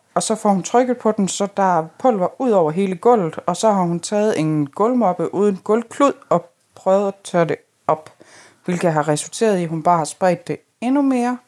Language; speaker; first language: Danish; native; Danish